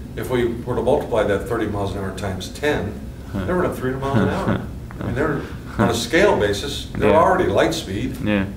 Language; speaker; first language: English; native; English